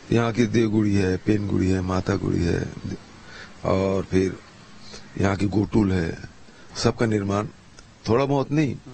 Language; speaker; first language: Hindi; native; Hindi